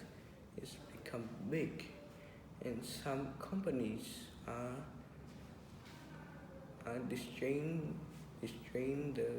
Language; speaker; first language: English; non-native, learner; Vietnamese